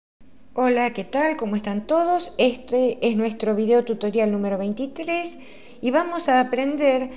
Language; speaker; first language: Spanish; native; Spanish